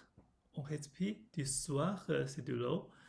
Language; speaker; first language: French; non-native, learner; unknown